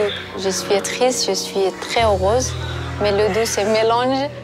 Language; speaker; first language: French; non-native, learner; Persian